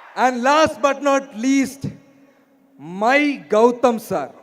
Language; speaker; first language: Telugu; non-native, learner; Malayalam